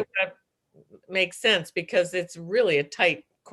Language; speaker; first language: English; native; English